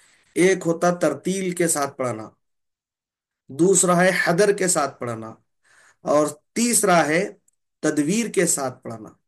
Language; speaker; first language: Urdu; native; Urdu